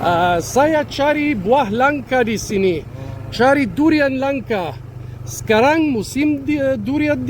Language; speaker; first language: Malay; non-native, learner; German